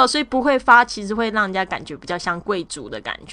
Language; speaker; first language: Chinese; native; Chinese